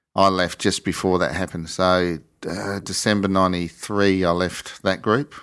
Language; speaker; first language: English; native; English